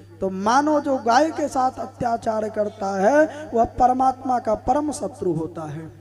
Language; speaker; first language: Hindi; native; Hindi